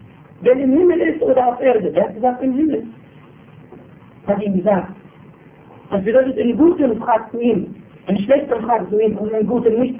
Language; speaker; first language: German; non-native, fluent; Arabic